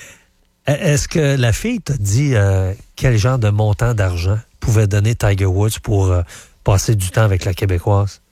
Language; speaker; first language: French; native; French